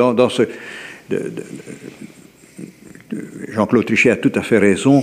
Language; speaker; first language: French; native; French